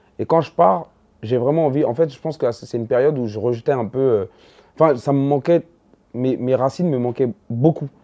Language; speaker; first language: French; early bilingual, other home language; Dyula